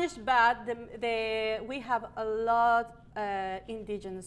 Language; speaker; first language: English; non-native, learner; Spanish